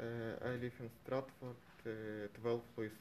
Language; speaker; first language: English; non-native, learner; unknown